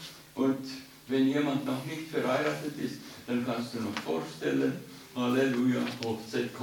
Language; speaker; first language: German; non-native, learner; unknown